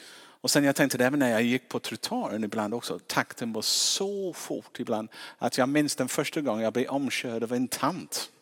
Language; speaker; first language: Swedish; non-native, fluent; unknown